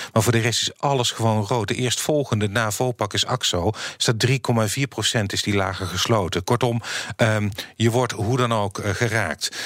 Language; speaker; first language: Dutch; native; Dutch